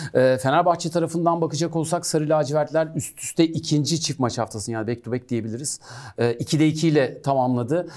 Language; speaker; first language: Turkish; native; Turkish